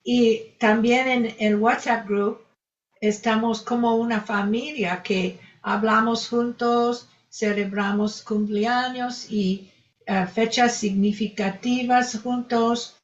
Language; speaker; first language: Spanish; non-native, fluent; English